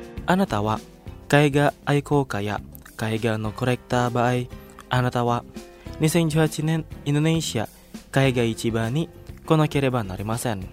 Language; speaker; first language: Japanese; non-native, fluent; Indonesian